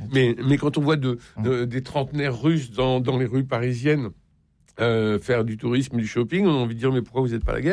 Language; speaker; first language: French; native; French